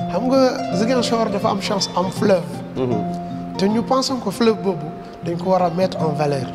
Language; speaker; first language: Wolof; non-native, local second language; Jola-Fonyi